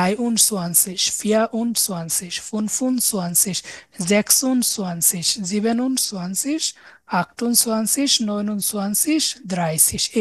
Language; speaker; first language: German; non-native, fluent; Bangla